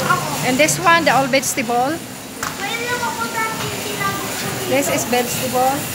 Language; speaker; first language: English; non-native, local second language; Filipino